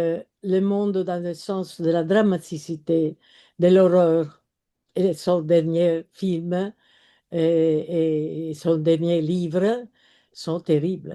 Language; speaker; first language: French; non-native, fluent; Italian